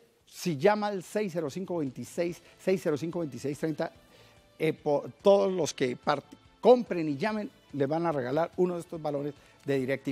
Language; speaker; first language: Spanish; native; Spanish